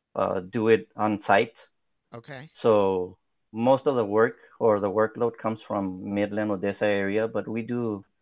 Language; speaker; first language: English; early bilingual, other home language; Spanish